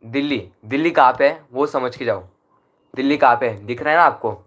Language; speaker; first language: Hindi; non-native, local second language; Marathi